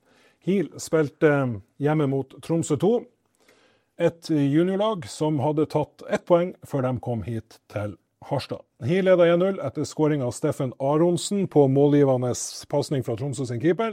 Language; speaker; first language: Norwegian; native; Norwegian